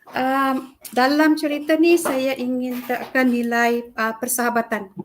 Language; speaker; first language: Malay; native; Malay